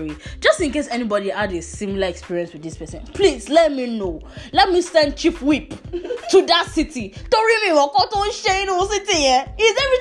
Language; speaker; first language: English; non-native, local second language; Igbo